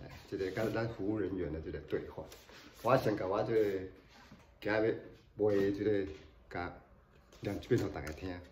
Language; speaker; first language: Chinese; non-native, local second language; Min Nan Chinese